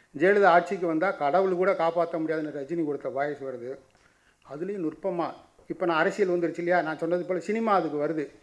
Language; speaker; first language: Tamil; native; Tamil